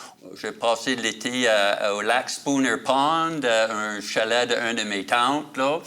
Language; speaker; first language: French; native; French